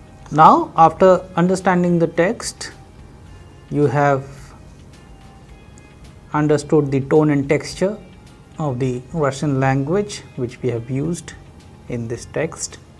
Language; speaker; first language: English; non-native, local second language; Hindi